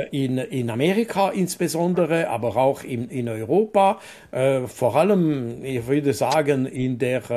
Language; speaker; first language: German; non-native, local second language; French